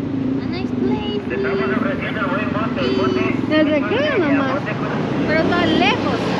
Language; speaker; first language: Spanish; native; Spanish